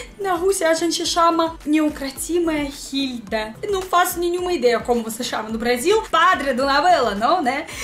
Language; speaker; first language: Portuguese; non-native, learner; Russian